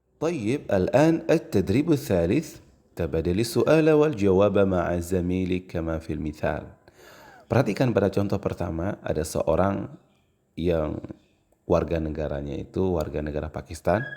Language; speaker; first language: Arabic; non-native, fluent; Indonesian